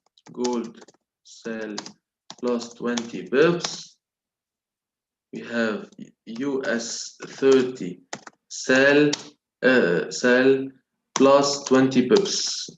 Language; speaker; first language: English; non-native, local second language; Arabic